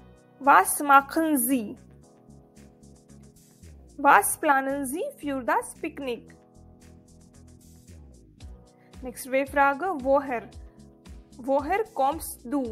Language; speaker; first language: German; non-native, learner; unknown